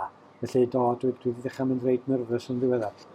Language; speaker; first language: Welsh; native; Welsh